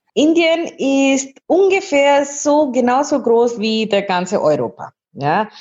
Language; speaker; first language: German; non-native, learner; Hindi